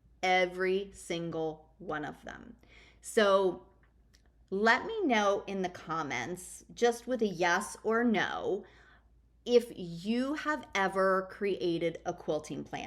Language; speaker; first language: English; native; English